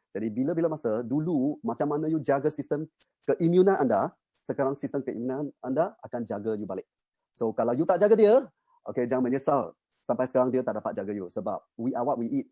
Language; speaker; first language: Malay; non-native, local second language; Chinese